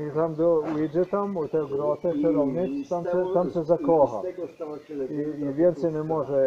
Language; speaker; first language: Polish; non-native, learner; Croatian